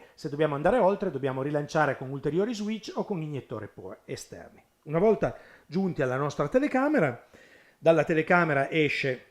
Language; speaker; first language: Italian; native; Italian